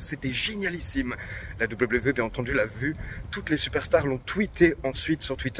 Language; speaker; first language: French; native; French